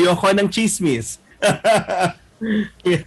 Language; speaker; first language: Filipino; native; Filipino